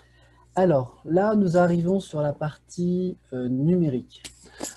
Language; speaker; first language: French; native; French